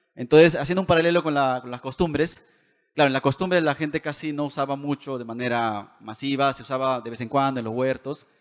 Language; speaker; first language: Spanish; native; Spanish